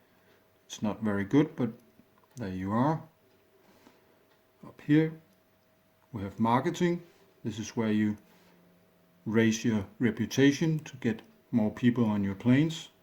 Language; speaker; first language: English; non-native, fluent; Danish